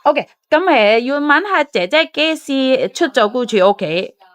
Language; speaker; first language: Cantonese; non-native, fluent; Indonesian